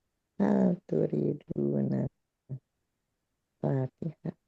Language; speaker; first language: Arabic; non-native, learner; Indonesian